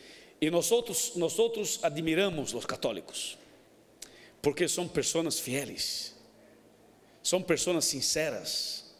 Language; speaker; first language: Spanish; non-native, fluent; Portuguese